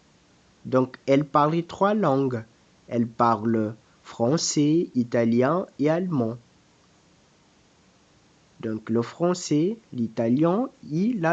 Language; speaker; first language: French; non-native, fluent; Portuguese